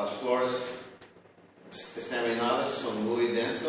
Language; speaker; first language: Spanish; non-native, learner; English